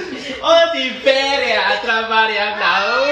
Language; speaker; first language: Portuguese; non-native, learner; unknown